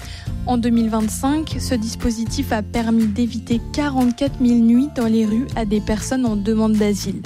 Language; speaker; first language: French; native; French